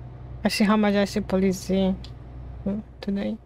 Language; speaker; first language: English; non-native, learner; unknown